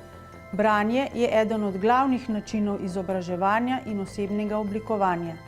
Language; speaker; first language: Slovenian; native; Slovenian